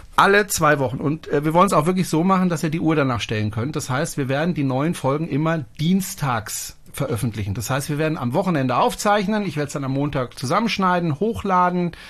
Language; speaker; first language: German; non-native, fluent; French